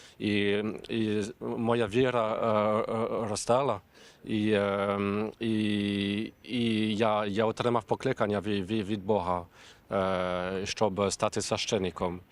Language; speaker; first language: Ukrainian; non-native, learner; French